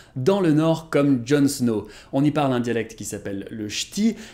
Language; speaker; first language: French; native; French